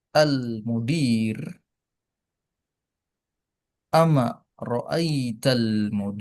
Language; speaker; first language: Arabic; non-native, fluent; Indonesian